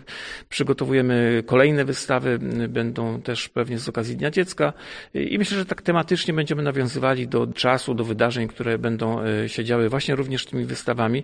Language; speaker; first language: Polish; native; Polish